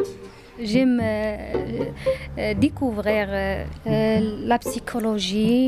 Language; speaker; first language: French; non-native, learner; Berber languages